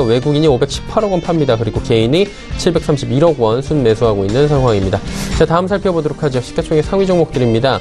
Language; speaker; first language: Korean; native; Korean